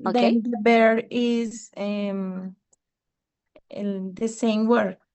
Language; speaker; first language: English; non-native, learner; Spanish